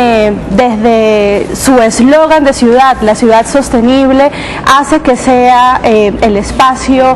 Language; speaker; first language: Spanish; native; Spanish